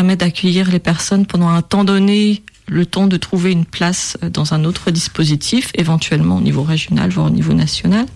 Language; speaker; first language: French; native; French